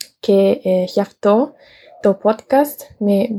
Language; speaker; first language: Greek; non-native, learner; Italian